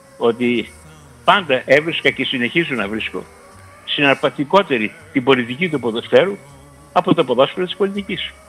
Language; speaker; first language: Greek; early bilingual, heritage; Greek